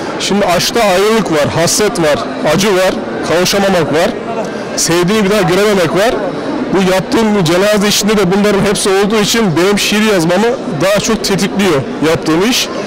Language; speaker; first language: Turkish; early bilingual, heritage; Turkish